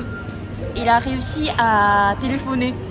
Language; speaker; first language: French; non-native, fluent; Japanese